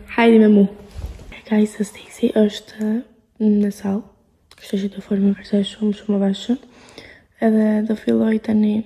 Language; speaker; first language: Albanian; early bilingual, heritage; Albanian